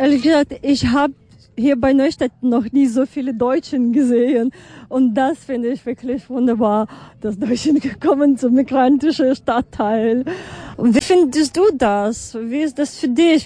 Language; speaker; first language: German; non-native, fluent; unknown